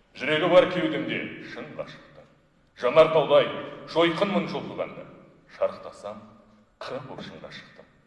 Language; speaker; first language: Kazakh; non-native, local second language; Russian